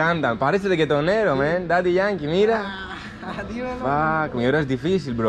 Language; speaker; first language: Spanish; non-native, learner; Greek